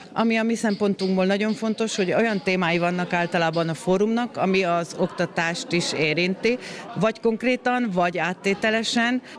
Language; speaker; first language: Hungarian; native; Hungarian